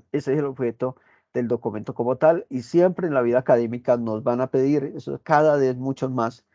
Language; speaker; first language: Spanish; native; Spanish